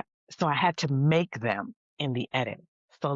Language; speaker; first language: English; native; English